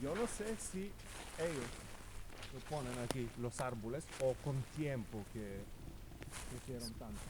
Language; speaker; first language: Spanish; non-native, learner; Bulgarian